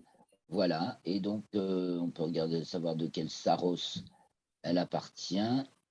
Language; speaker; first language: French; native; French